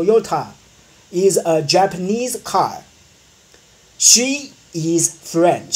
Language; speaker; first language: English; non-native, learner; Chinese